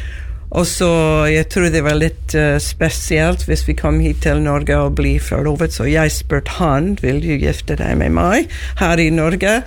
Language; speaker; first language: Norwegian; non-native, learner; English